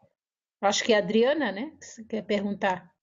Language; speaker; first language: Portuguese; native; Portuguese